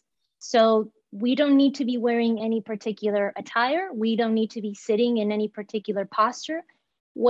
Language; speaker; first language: English; non-native, fluent; Spanish